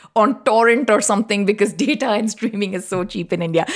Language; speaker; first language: English; non-native, local second language; Tamil